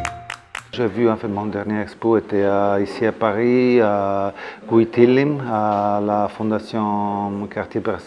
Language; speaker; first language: French; non-native, fluent; Italian